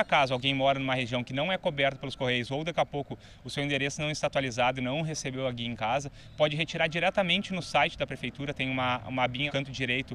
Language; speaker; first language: Portuguese; native; Portuguese